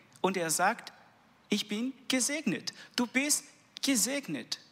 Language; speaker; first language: German; non-native, learner; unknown